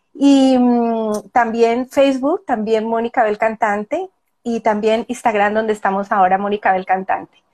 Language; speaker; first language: Spanish; native; Spanish